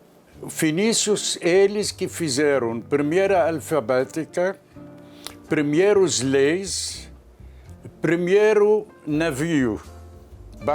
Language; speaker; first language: Portuguese; non-native, fluent; Arabic